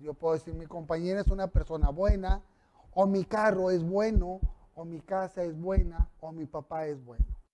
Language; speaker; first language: Spanish; native; Spanish